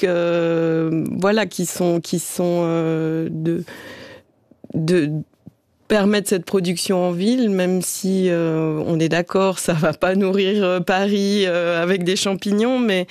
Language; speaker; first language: French; native; French